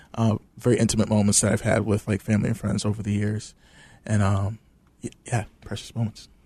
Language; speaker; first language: English; native; English